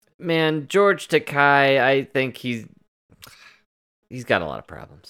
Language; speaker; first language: English; native; English